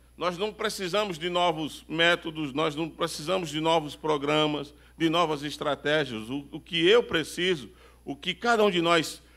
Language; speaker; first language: Portuguese; native; Portuguese